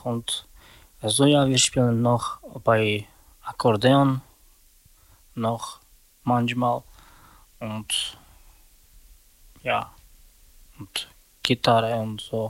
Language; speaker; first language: German; non-native, learner; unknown